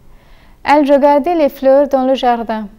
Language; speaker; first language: French; non-native, fluent; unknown